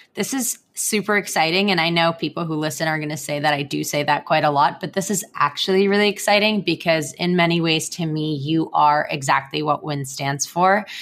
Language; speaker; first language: English; non-native, fluent; Hebrew